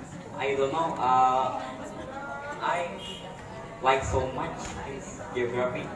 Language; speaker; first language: English; non-native, learner; Indonesian